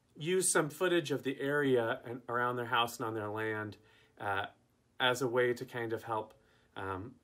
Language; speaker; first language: English; native; English